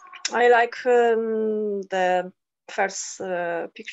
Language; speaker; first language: English; non-native, learner; Polish